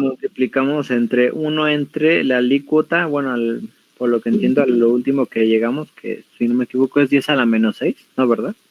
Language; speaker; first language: Spanish; native; Spanish